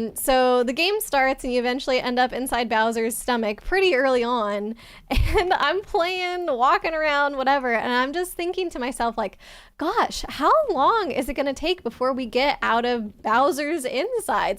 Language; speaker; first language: English; native; English